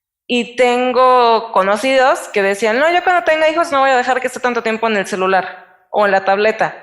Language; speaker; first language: Spanish; native; Spanish